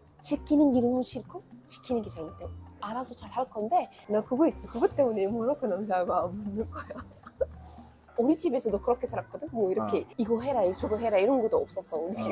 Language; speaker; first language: Korean; non-native, fluent; Arabic